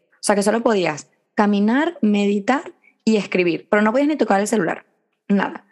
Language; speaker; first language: Spanish; native; Spanish